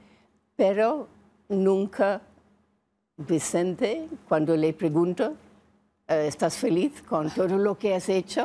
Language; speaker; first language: Spanish; non-native, fluent; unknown